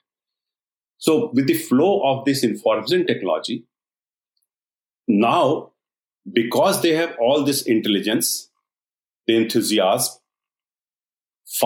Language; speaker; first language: English; non-native, local second language; Hindi